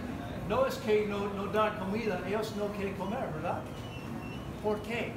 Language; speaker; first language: Spanish; non-native, learner; English